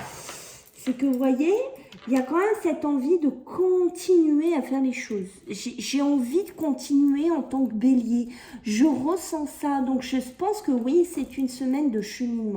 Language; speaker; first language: French; native; French